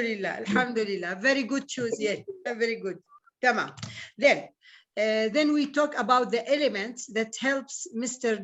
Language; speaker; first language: English; non-native, learner; Arabic